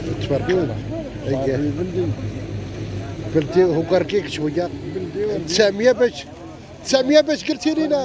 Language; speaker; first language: Arabic; native; Arabic